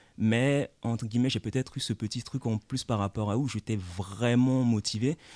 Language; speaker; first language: French; early bilingual, other home language; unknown